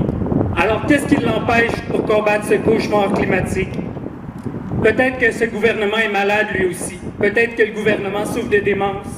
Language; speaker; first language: French; native; French